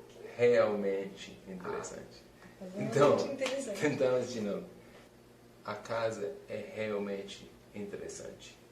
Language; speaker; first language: Portuguese; non-native, fluent; English